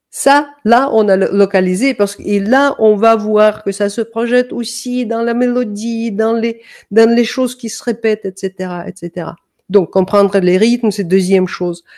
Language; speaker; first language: French; non-native, fluent; Danish